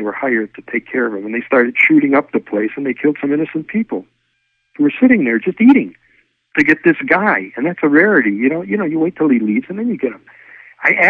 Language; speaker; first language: English; early bilingual, other home language; Yiddish